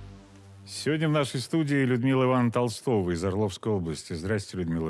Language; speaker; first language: Russian; native; Russian